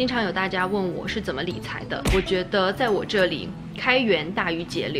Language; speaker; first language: Chinese; native; Chinese